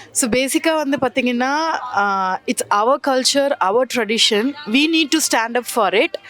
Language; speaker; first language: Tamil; native; Tamil